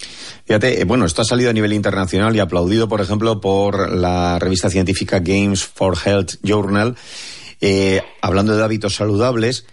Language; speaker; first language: Spanish; native; Spanish